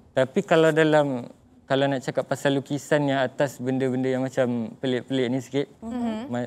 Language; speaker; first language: Malay; native; Malay